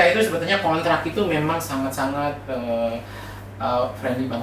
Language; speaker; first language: Indonesian; native; Indonesian